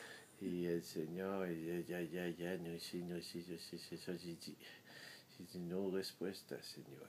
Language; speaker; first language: Spanish; non-native, learner; French